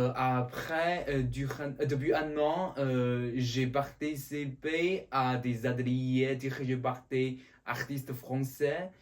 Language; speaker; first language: French; non-native, learner; Chinese